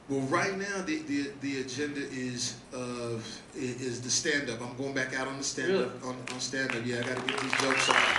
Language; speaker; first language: English; native; English